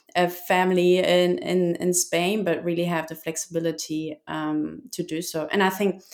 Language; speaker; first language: English; non-native, fluent; German